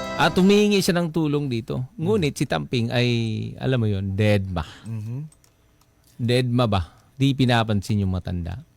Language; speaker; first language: Filipino; non-native, local second language; Cebuano